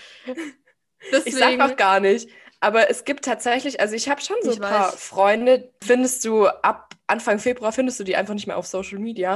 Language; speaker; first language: German; native; German